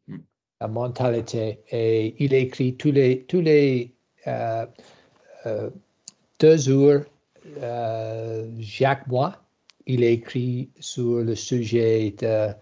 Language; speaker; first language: French; non-native, learner; English